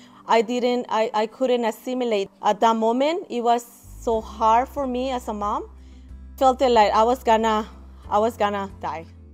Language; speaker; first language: English; non-native, learner; Spanish